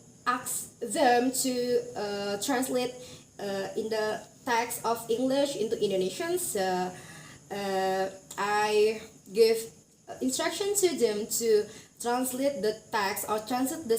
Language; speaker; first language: English; non-native, learner; Indonesian